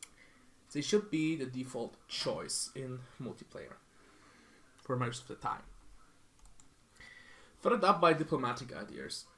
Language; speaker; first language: English; non-native, fluent; German